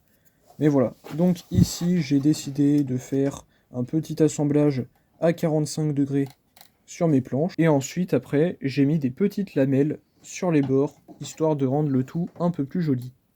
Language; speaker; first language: French; native; French